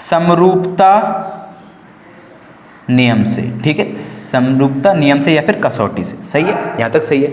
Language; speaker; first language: Hindi; native; Hindi